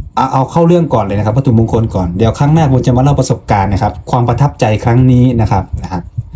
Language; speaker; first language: Thai; non-native, local second language; Lao